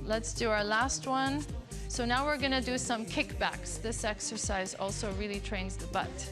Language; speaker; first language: English; non-native, local second language; Arabic